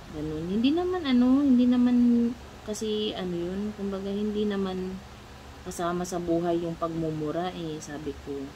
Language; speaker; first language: Filipino; non-native, local second language; Cebuano